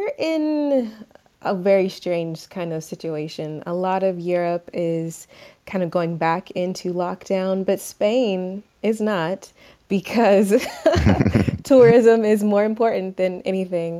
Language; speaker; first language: English; native; English